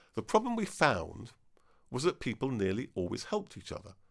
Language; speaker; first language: English; native; English